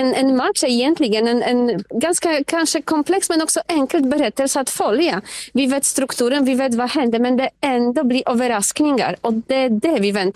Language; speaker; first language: Swedish; non-native, fluent; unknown